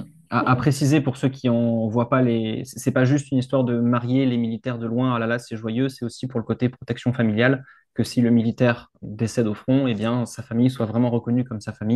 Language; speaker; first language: French; native; French